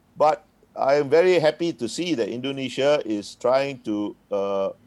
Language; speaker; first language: English; native; English